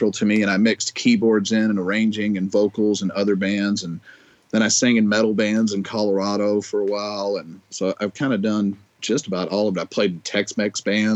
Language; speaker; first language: English; native; English